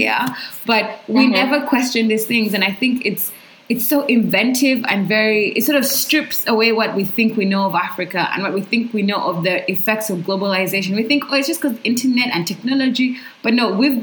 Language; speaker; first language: English; non-native, local second language; Ganda